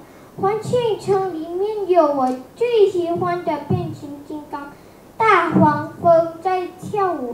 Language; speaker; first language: Chinese; non-native, learner; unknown